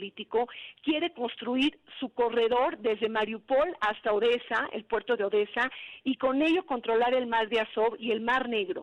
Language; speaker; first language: Spanish; native; Spanish